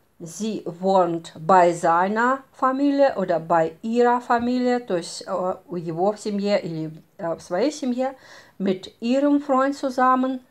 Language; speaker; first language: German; non-native, fluent; Russian